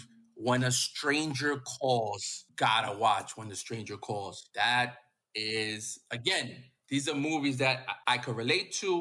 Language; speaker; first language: English; native; English